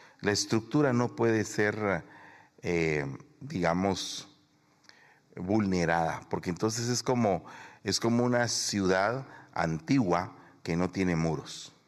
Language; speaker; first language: Spanish; native; Spanish